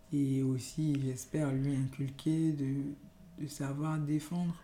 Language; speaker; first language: French; non-native, local second language; Yoruba